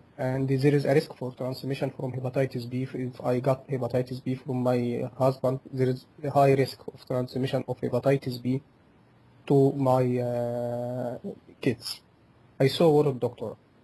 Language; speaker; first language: English; non-native, fluent; Arabic